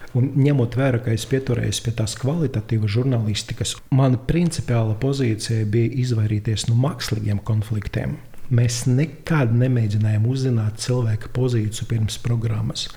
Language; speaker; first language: Latvian; non-native, local second language; Russian